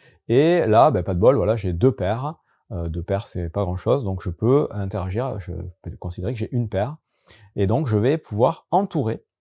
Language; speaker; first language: French; native; French